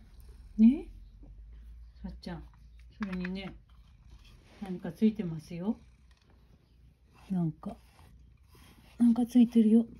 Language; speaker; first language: Japanese; native; Japanese